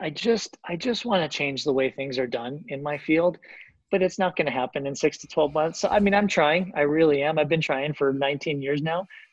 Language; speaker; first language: English; native; English